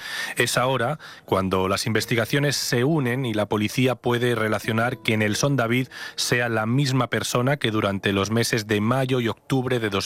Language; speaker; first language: Spanish; native; Spanish